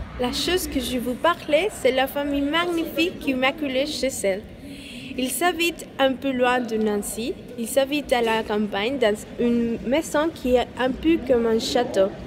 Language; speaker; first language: French; non-native, learner; Spanish